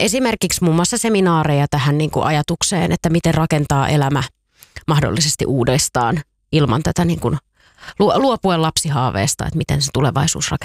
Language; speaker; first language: Finnish; native; Finnish